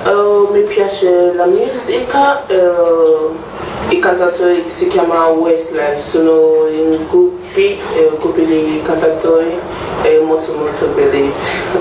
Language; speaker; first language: Italian; non-native, learner; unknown